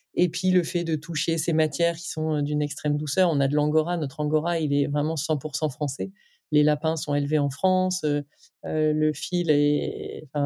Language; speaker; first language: French; native; French